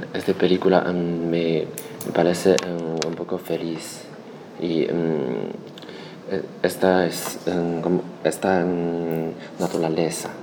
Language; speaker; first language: Spanish; non-native, learner; Chinese